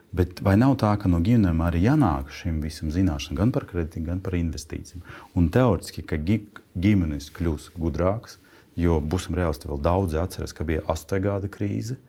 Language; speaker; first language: Latvian; non-native, local second language; Russian